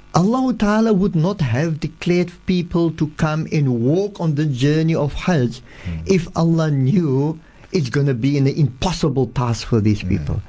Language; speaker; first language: English; early bilingual, other home language; Afrikaans